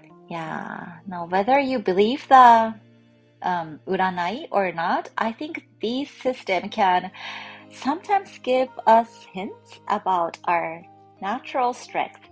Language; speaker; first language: English; non-native, fluent; Japanese